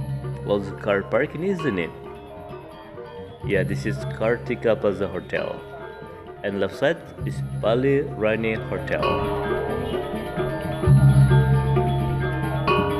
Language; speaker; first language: English; non-native, learner; Indonesian